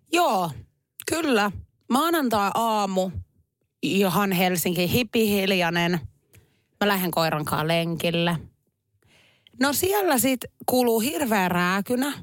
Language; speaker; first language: Finnish; native; Finnish